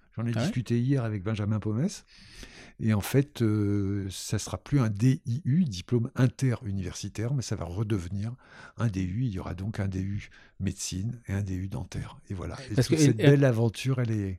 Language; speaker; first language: French; native; French